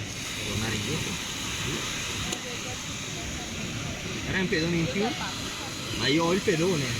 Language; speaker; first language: Italian; native; Italian